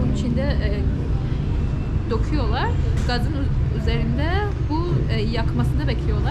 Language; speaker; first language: Turkish; non-native, fluent; Persian